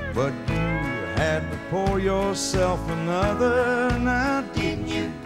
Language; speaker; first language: English; native; English